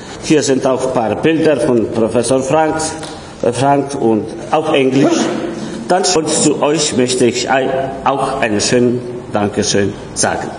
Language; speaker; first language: German; non-native, fluent; Polish